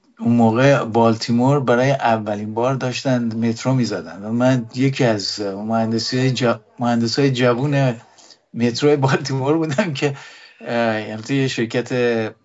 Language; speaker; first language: Persian; native; Persian